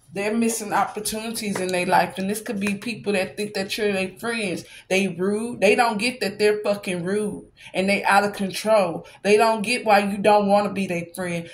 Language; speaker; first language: English; native; English